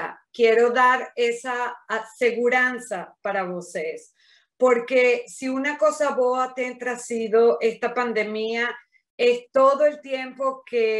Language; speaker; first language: Spanish; non-native, fluent; Portuguese